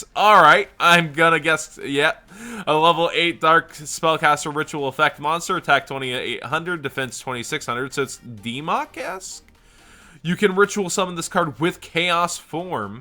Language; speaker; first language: English; native; English